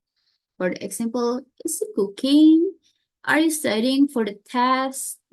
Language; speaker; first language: English; non-native, learner; Indonesian